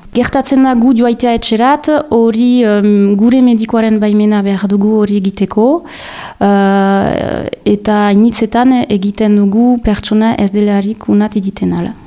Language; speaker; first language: Basque; native; Basque